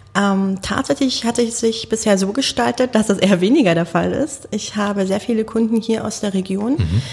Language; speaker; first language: German; native; German